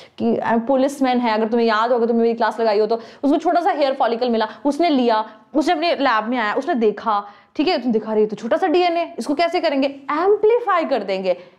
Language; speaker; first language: Hindi; native; Hindi